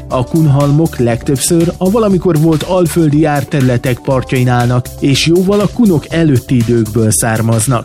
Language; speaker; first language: Hungarian; native; Hungarian